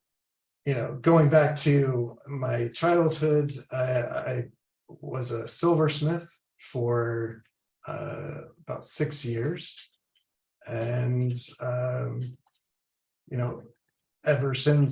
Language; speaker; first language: English; native; English